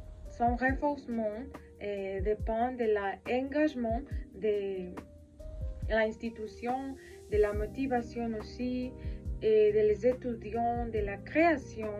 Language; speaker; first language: French; non-native, learner; Spanish